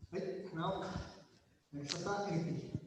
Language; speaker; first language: English; non-native, learner; Italian